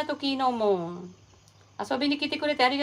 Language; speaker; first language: Japanese; non-native, learner; Filipino